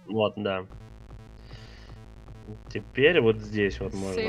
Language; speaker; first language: Russian; native; Russian